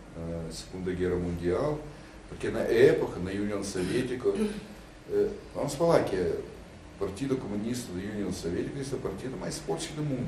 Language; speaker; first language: Portuguese; non-native, learner; Russian